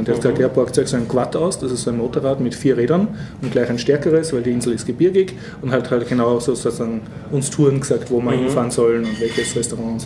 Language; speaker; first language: German; native; German